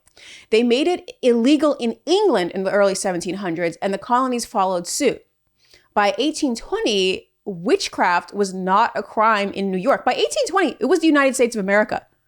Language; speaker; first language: English; native; English